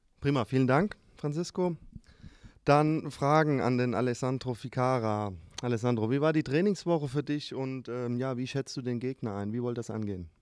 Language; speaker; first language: German; native; German